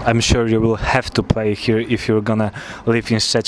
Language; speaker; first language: English; non-native, fluent; Polish